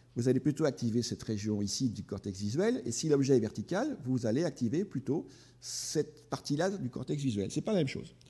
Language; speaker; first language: French; native; French